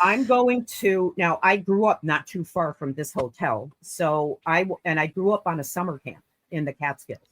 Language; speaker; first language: English; native; English